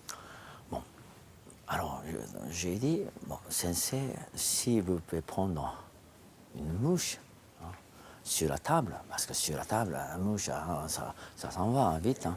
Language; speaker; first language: French; non-native, fluent; Japanese